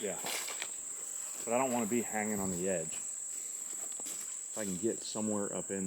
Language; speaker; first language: English; native; English